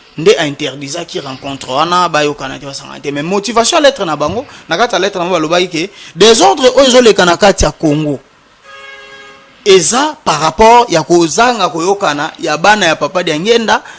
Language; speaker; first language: Lingala; non-native, local second language; Kongo